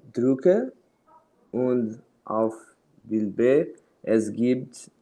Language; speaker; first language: German; non-native, learner; Portuguese